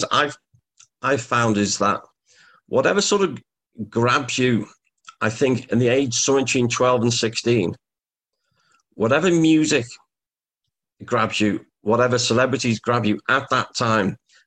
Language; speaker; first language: English; native; English